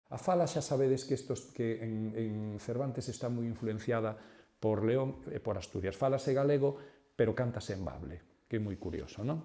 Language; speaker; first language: Galician; native; Galician